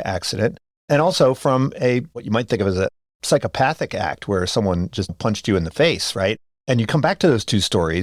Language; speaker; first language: English; native; English